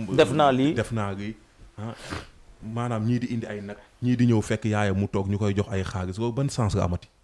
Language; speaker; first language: Wolof; non-native, local second language; Serer